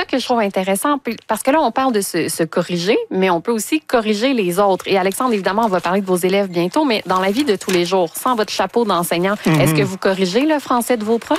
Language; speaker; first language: French; native; French